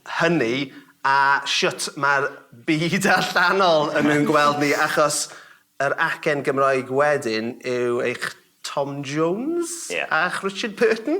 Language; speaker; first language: Welsh; native; Welsh